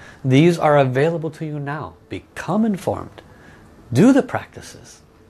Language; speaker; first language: English; native; English